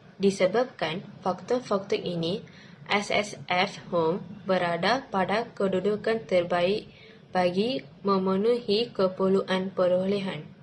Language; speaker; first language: Malay; non-native, local second language; Tamil